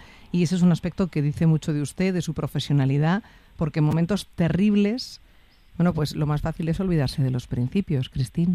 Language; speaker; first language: Spanish; native; Spanish